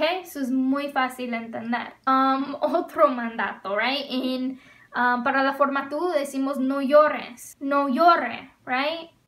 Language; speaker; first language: Spanish; non-native, fluent; English